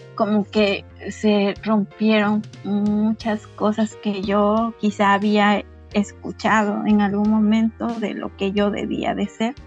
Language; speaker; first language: Spanish; non-native, local second language; Nahuatl languages